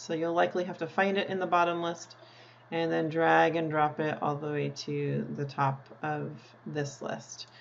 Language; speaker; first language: English; native; English